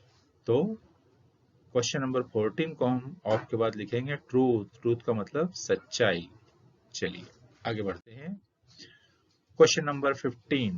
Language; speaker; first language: Hindi; native; Hindi